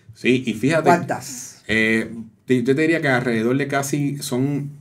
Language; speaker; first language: Spanish; native; Spanish